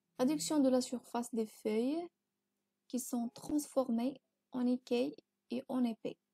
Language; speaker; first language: French; non-native, local second language; Arabic